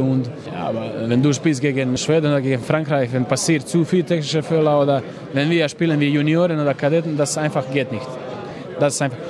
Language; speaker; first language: German; non-native, learner; Croatian